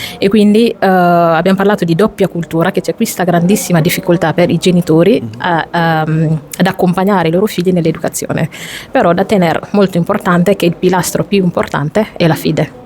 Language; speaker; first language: Italian; non-native, fluent; Fula